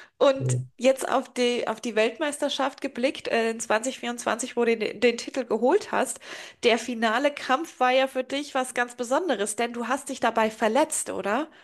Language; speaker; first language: German; native; German